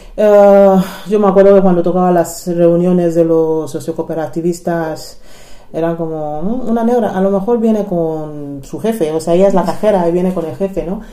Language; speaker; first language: Spanish; non-native, fluent; English